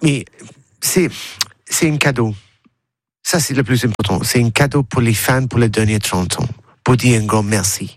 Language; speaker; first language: French; non-native, learner; English